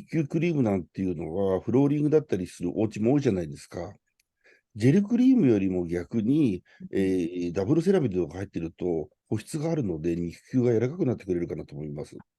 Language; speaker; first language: Japanese; native; Japanese